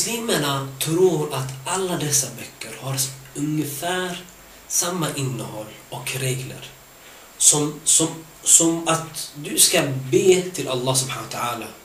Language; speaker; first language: Swedish; early bilingual, other home language; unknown